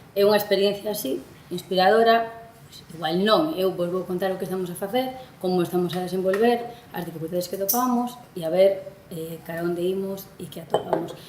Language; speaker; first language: Galician; non-native, local second language; Spanish